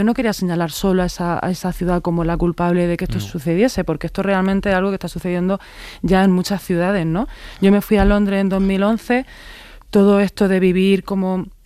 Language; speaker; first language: Spanish; native; Spanish